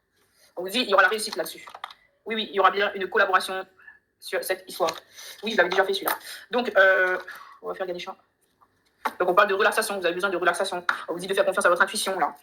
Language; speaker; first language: French; native; French